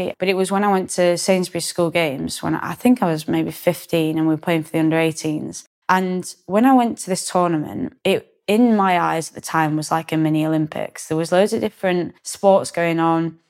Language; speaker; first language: English; native; English